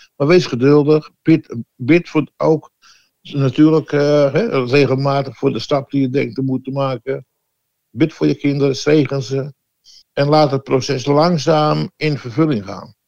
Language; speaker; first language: Dutch; native; Dutch